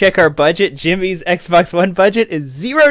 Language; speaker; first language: English; native; English